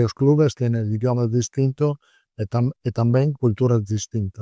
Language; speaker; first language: Portuguese; non-native, learner; Italian